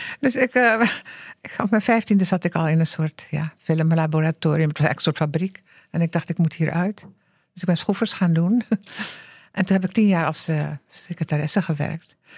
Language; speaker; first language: Dutch; early bilingual, heritage; Dutch